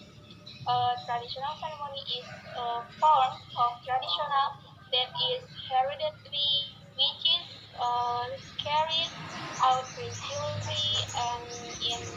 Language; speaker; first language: English; non-native, learner; Indonesian